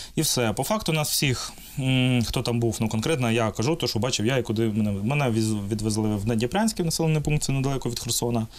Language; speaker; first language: Ukrainian; non-native, local second language; Russian